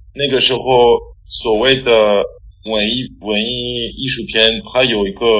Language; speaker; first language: Chinese; non-native, fluent; French